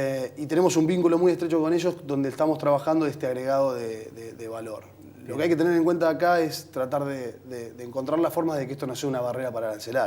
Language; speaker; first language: Spanish; native; Spanish